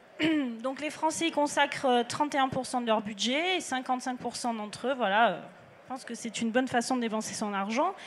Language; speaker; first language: French; native; French